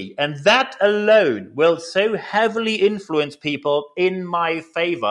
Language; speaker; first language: English; non-native, fluent; German